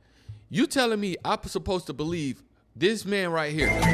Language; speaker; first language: English; native; English